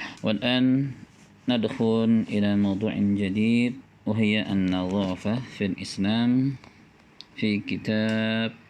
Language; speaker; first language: Arabic; non-native, fluent; Indonesian